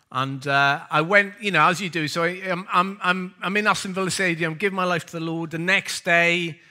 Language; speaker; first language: English; native; English